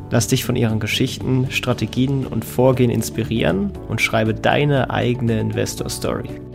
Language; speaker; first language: German; native; German